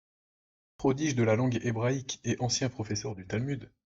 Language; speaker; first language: French; native; French